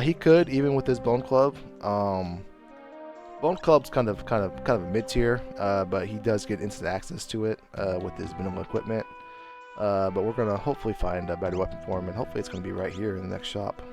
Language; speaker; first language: English; native; English